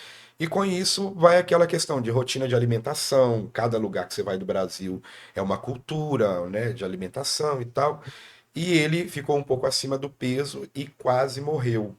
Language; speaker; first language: Portuguese; native; Portuguese